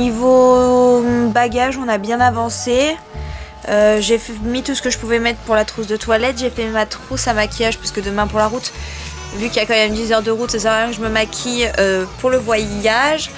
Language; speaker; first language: French; native; French